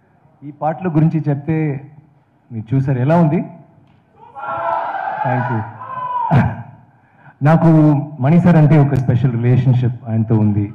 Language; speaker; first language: Telugu; non-native, learner; Tamil